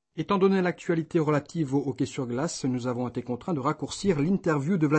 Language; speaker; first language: French; native; French